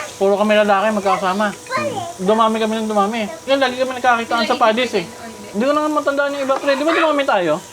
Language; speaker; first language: Filipino; native; Filipino